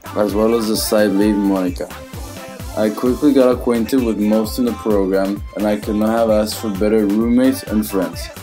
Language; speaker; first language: English; non-native, fluent; Spanish